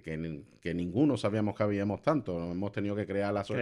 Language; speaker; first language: Spanish; native; Spanish